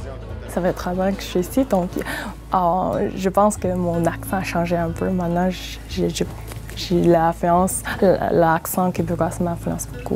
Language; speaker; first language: French; non-native, fluent; Chinese